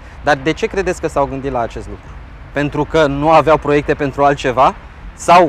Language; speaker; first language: Romanian; native; Romanian